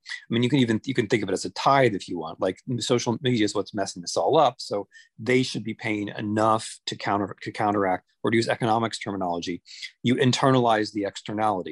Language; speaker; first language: English; native; English